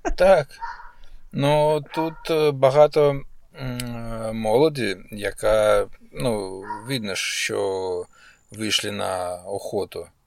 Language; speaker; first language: Ukrainian; non-native, local second language; Russian